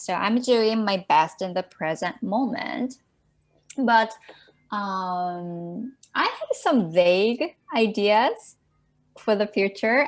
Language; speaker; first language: English; non-native, fluent; Japanese